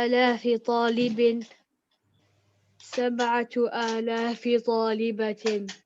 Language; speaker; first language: Arabic; non-native, learner; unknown